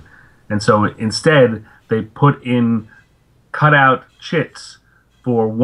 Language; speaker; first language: English; native; English